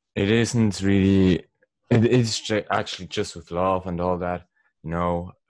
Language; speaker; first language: English; non-native, learner; Swiss German